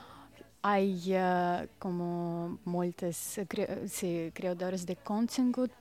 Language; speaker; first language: Catalan; non-native, learner; Russian